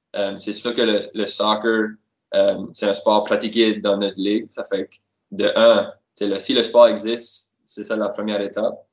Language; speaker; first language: French; native; French